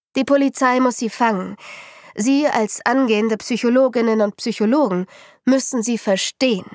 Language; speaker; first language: German; native; German